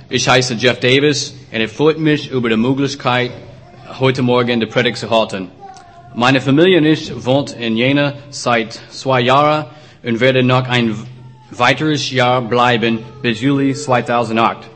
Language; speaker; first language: German; non-native, learner; English